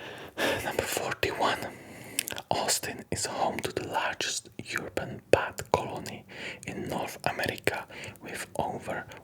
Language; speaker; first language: English; non-native, fluent; Polish